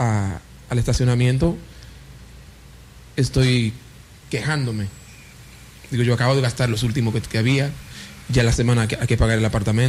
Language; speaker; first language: Spanish; non-native, fluent; Haitian Creole